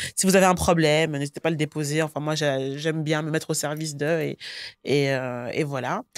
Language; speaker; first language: French; native; French